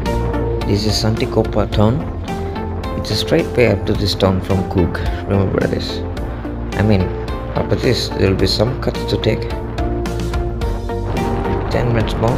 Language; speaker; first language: English; non-native, local second language; Telugu